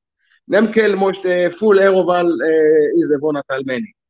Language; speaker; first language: Hungarian; non-native, learner; Hebrew